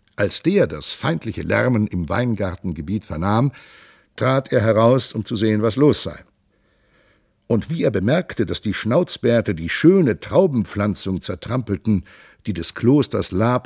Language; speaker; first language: German; native; German